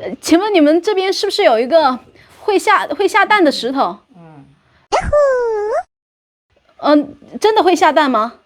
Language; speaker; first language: Chinese; native; Chinese